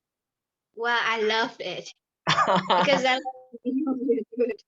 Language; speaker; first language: English; non-native, learner; Vietnamese